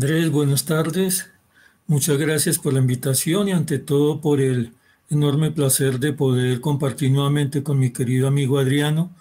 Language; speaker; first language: Spanish; native; Spanish